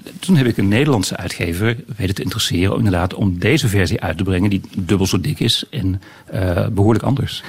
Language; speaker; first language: Dutch; native; Dutch